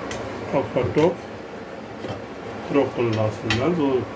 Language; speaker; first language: German; non-native, learner; Urdu